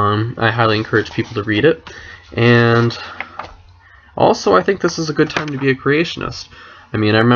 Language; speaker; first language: English; native; English